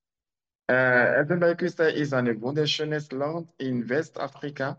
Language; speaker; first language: German; non-native, learner; French